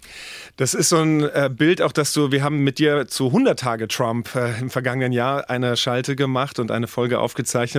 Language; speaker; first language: German; native; German